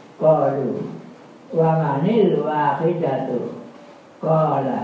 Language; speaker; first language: Arabic; non-native, fluent; Javanese